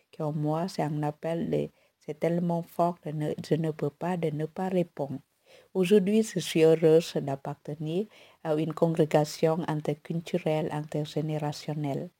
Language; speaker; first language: French; non-native, fluent; Vietnamese